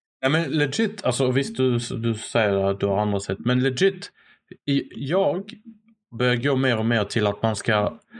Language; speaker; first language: Swedish; native; Swedish